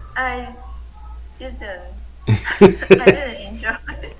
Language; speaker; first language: English; non-native, learner; Vietnamese